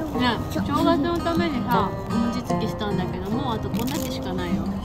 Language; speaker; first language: Japanese; native; Japanese